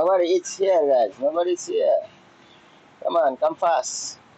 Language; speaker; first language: English; non-native, learner; Nepali